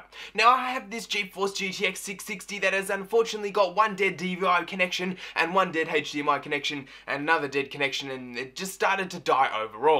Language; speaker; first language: English; native; English